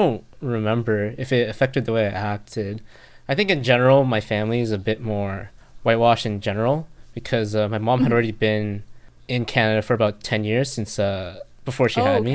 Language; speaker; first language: English; native; English